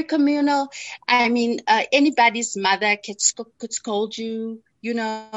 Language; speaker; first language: English; non-native, local second language; Afrikaans